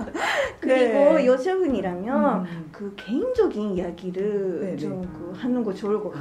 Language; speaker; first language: Korean; non-native, fluent; Japanese